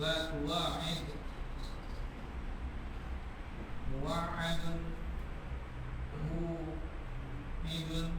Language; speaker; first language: Arabic; non-native, learner; Indonesian